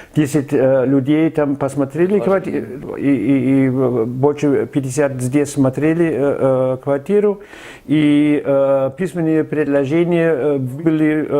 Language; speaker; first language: Russian; non-native, fluent; German